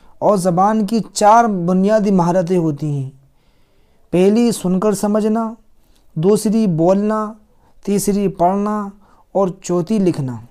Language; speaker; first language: Urdu; native; Urdu